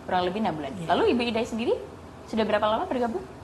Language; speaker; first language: Indonesian; native; Indonesian